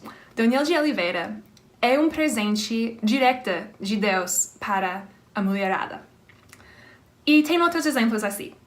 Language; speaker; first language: Portuguese; non-native, fluent; English